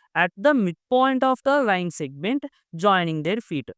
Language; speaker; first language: English; non-native, local second language; Telugu